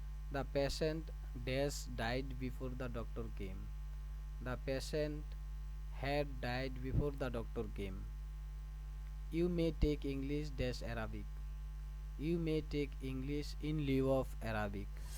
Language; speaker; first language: English; non-native, local second language; Bangla